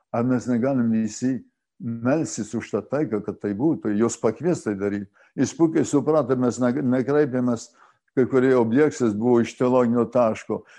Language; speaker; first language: Lithuanian; early bilingual, heritage; Lithuanian